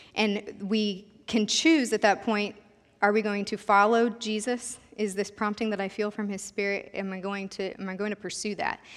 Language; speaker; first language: English; native; English